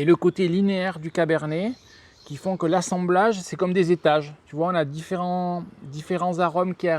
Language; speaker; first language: French; native; French